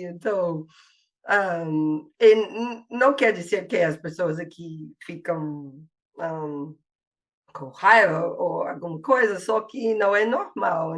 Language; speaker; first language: Portuguese; non-native, fluent; English